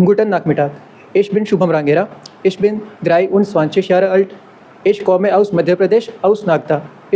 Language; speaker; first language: German; non-native, learner; Hindi